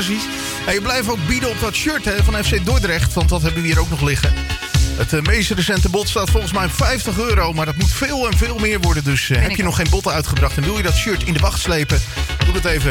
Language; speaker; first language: Dutch; native; Dutch